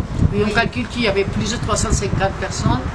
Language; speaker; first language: French; non-native, fluent; Spanish